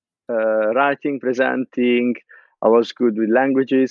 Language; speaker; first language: English; non-native, fluent; Italian